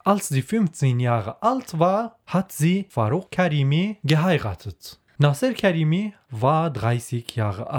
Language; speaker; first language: German; non-native, learner; Persian